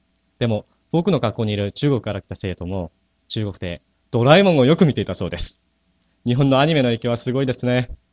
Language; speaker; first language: Japanese; non-native, fluent; Korean